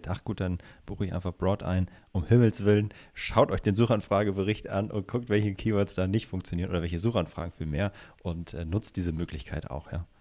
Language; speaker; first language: German; native; German